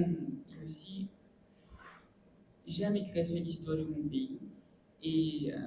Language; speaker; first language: French; non-native, local second language; Morisyen